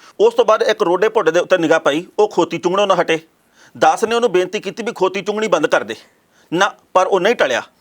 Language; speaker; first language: Punjabi; native; Punjabi